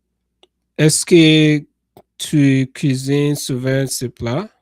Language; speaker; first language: French; non-native, learner; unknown